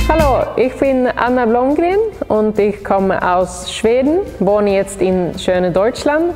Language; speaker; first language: German; non-native, fluent; Swedish